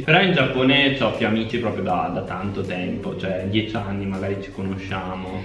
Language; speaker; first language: Italian; native; Italian